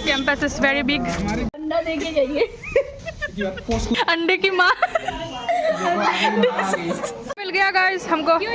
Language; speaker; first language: Hindi; non-native, local second language; Assamese